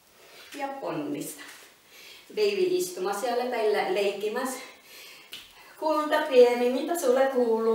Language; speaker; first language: Finnish; non-native, learner; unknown